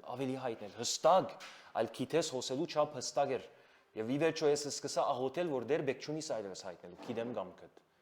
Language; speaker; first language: Armenian; early bilingual, heritage; Armenian